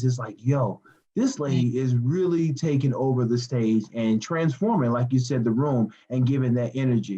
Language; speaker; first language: English; native; English